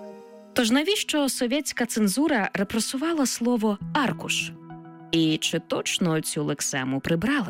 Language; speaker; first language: Ukrainian; native; Ukrainian